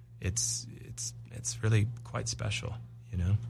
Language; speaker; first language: English; native; English